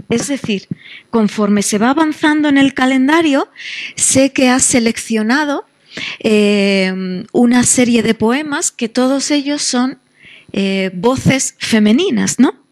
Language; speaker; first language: Spanish; native; Spanish